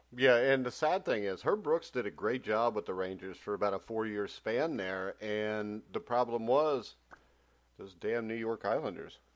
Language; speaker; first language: English; native; English